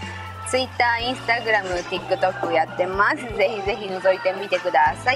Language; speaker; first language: Japanese; native; Japanese